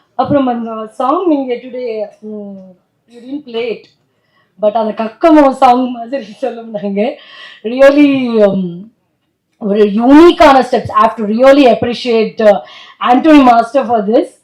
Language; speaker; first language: Tamil; non-native, learner; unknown